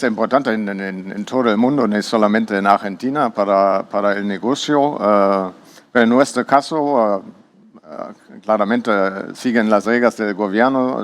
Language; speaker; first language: Spanish; non-native, learner; German